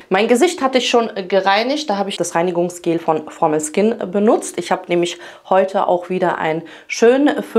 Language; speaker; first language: German; early bilingual, other home language; Polish